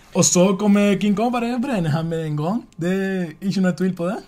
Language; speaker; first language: Norwegian; non-native, learner; Swedish